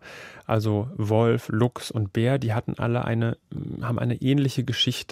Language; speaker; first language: German; native; German